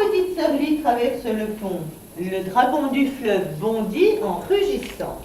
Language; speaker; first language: French; native; French